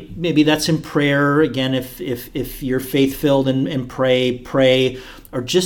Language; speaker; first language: English; native; English